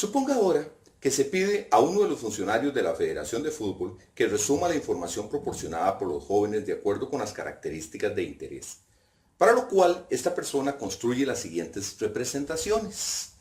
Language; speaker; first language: Spanish; native; Spanish